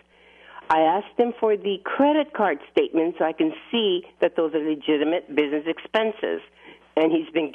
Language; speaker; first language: English; non-native, fluent; Greek